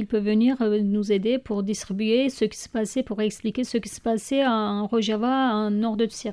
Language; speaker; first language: French; non-native, learner; Kurdish